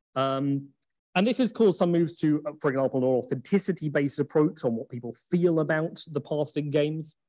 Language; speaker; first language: English; native; English